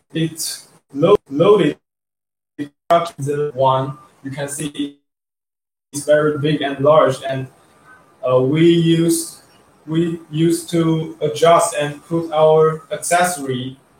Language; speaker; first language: English; non-native, learner; Chinese